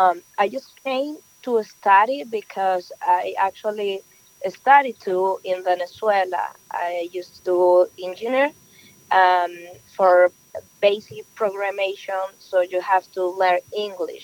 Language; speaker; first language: English; non-native, learner; Spanish